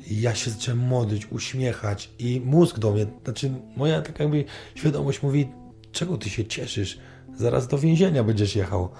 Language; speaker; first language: Polish; native; Polish